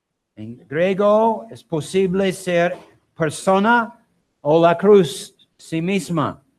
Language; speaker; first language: Spanish; non-native, learner; English